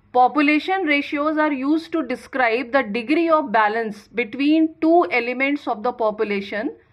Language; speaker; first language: English; non-native, local second language; Hindi